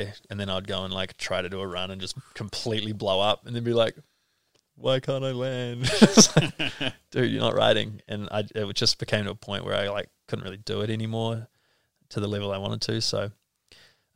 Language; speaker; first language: English; native; English